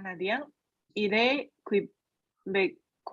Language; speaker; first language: French; non-native, learner; Chinese